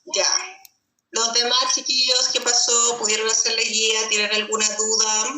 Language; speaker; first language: Spanish; native; Spanish